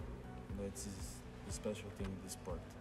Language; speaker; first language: English; non-native, learner; Portuguese